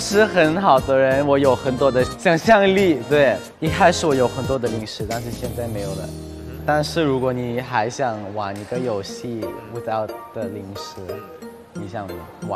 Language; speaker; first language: Chinese; non-native, learner; Thai